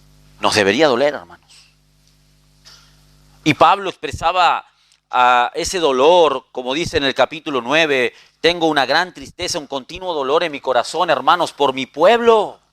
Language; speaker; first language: Spanish; native; Spanish